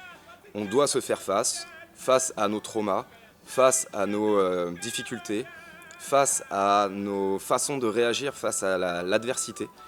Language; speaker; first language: French; native; French